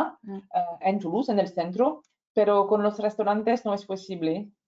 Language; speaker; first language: Spanish; non-native, fluent; French